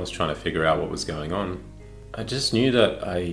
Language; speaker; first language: English; native; English